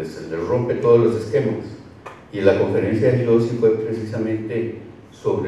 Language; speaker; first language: Spanish; native; Spanish